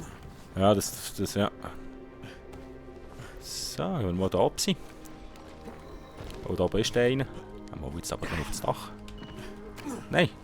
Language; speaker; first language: German; native; German